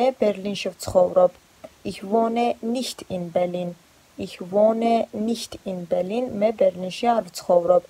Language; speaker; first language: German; non-native, fluent; Georgian